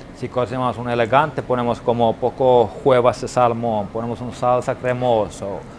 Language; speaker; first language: Spanish; non-native, learner; Finnish